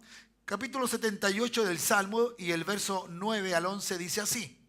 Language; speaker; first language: Spanish; native; Spanish